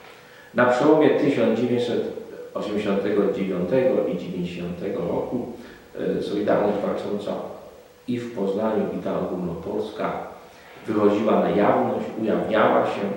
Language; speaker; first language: Polish; native; Polish